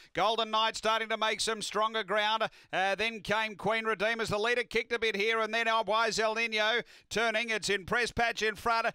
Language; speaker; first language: English; native; English